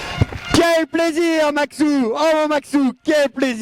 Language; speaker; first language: French; native; French